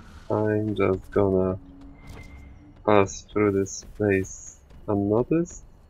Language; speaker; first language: English; non-native, fluent; Polish